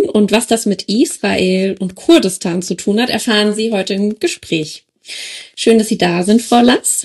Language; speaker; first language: German; native; German